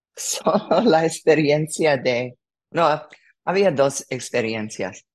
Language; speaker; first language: Spanish; non-native, learner; English